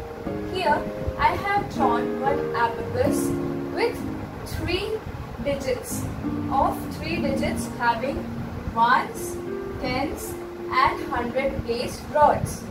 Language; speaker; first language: English; non-native, local second language; Hindi